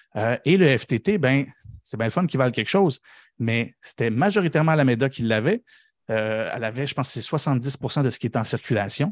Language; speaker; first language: French; native; French